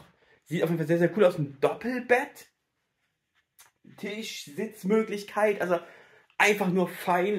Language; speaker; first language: German; native; German